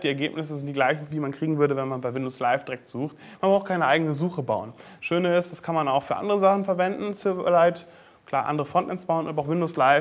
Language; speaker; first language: German; native; German